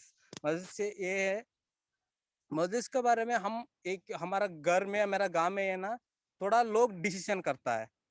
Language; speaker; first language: Hindi; non-native, local second language; Kannada